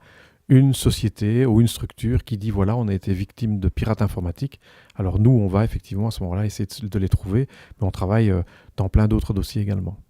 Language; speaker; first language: French; native; French